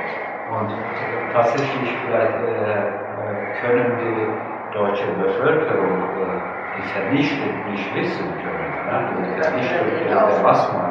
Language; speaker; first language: German; non-native, fluent; Turkish